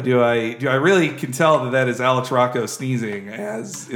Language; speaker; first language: English; native; English